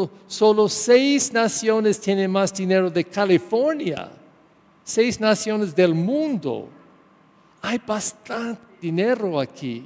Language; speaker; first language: Spanish; non-native, learner; English